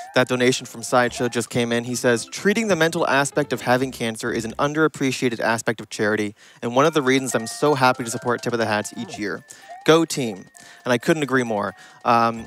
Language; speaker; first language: English; native; English